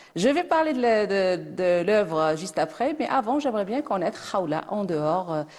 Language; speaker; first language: French; non-native, local second language; Arabic